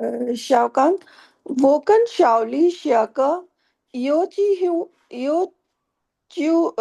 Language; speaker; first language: Chinese; non-native, learner; Hindi